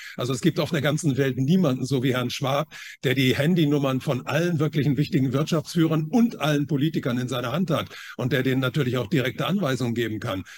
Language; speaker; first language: German; non-native, fluent; Chinese